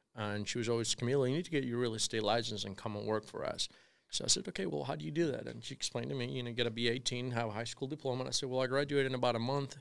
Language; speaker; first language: English; non-native, fluent; Spanish